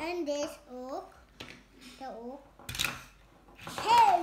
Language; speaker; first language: Dutch; early bilingual, other home language; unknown